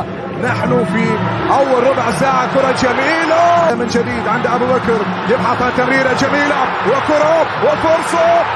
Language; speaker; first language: Arabic; native; Arabic